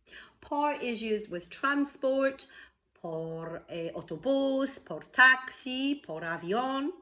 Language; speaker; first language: Spanish; non-native, fluent; English